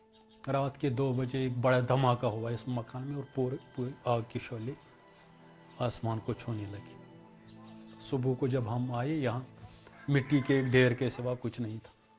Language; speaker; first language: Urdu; non-native, local second language; Kashmiri